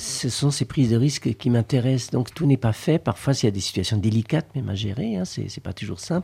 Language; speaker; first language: French; native; French